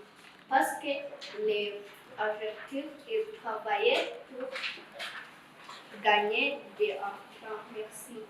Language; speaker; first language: French; non-native, learner; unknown